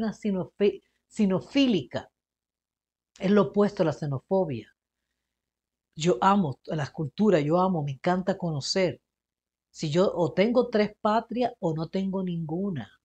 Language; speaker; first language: Spanish; early bilingual, heritage; Spanish